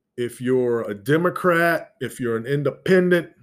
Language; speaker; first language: English; native; English